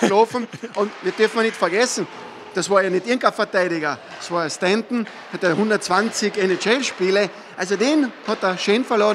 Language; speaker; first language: German; native; German